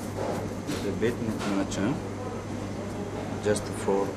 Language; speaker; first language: English; non-native, learner; Italian